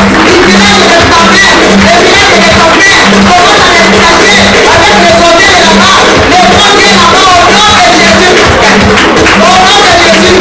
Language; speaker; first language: French; non-native, local second language; Lingala